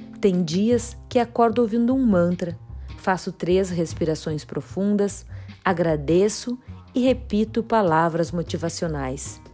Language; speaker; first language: Portuguese; native; Portuguese